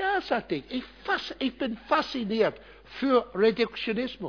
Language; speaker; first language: German; non-native, fluent; English